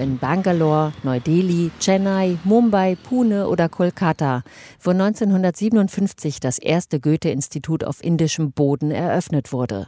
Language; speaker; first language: German; native; German